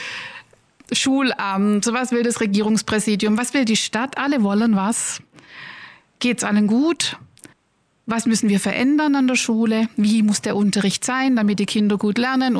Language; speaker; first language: German; native; German